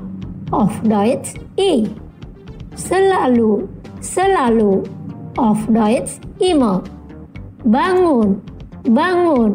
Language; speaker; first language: German; non-native, fluent; Indonesian